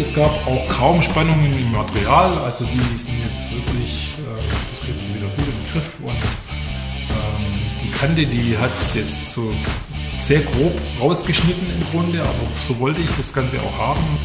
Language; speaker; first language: German; native; German